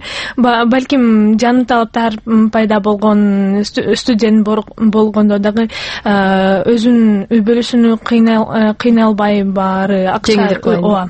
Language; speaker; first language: Kyrgyz; non-native, local second language; Russian